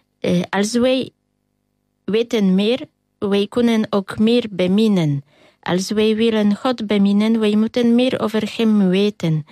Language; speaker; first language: Dutch; non-native, learner; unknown